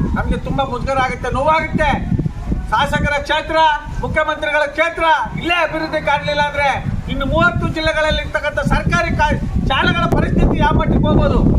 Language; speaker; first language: Kannada; native; Kannada